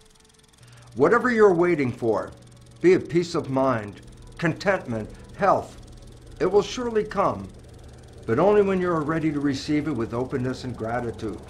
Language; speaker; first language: English; native; English